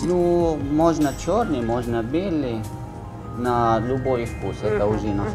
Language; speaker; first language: Russian; non-native, learner; Arabic